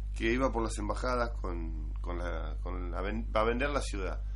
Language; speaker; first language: Spanish; native; Spanish